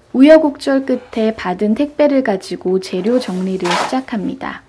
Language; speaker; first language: Korean; native; Korean